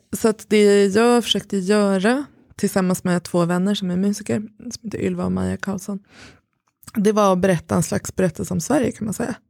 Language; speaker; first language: Swedish; early bilingual, other home language; Persian